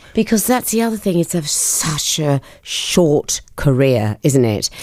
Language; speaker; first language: English; native; English